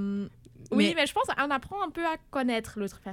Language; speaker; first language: French; non-native, fluent; German